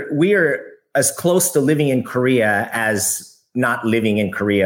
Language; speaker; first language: English; native; English